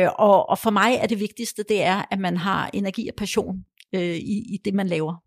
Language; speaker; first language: Danish; early bilingual, other home language; Polish